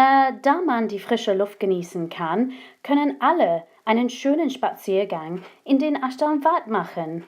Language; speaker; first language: German; non-native, fluent; English